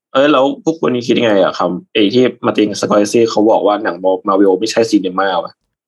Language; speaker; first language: Thai; native; Thai